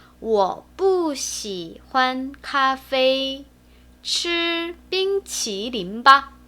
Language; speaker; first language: Chinese; non-native, fluent; Korean